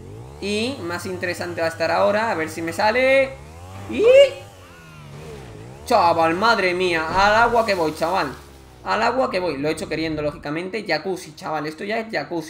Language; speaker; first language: Spanish; native; Spanish